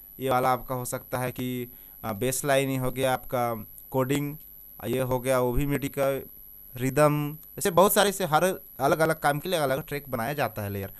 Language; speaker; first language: Hindi; native; Hindi